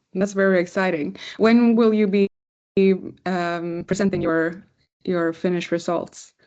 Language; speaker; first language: English; non-native, fluent; Swedish